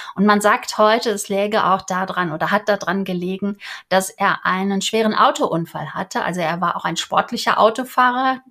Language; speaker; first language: German; native; German